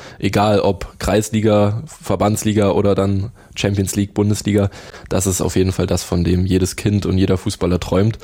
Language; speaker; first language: German; native; German